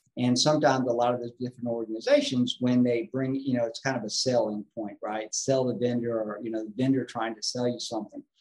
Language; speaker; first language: English; native; English